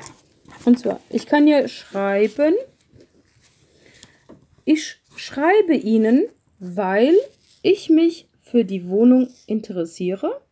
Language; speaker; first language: German; non-native, fluent; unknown